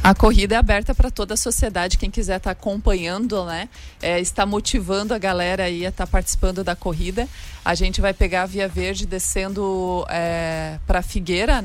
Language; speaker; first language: Portuguese; native; Portuguese